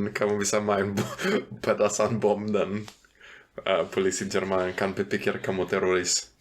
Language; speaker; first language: Indonesian; non-native, fluent; German